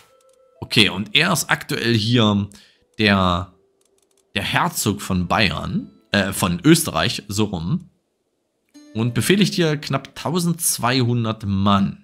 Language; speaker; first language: German; native; German